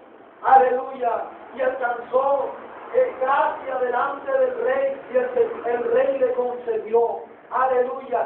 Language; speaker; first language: Spanish; native; Spanish